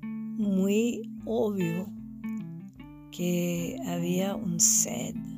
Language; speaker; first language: Spanish; non-native, fluent; English